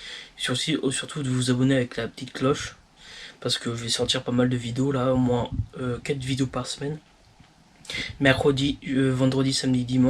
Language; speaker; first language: French; native; French